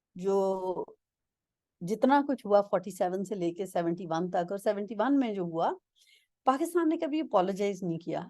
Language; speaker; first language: Urdu; non-native, local second language; Punjabi